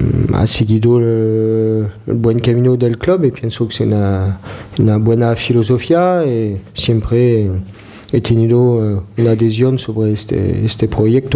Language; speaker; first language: Spanish; non-native, fluent; French